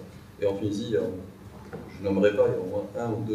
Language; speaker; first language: French; non-native, local second language; Arabic